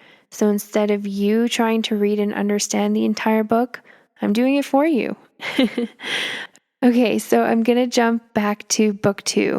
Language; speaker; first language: English; native; English